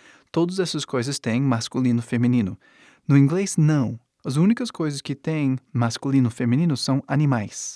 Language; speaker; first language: Portuguese; non-native, fluent; English